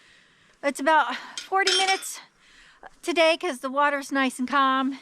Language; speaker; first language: English; native; English